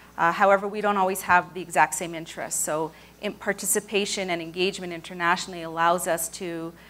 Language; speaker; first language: English; native; English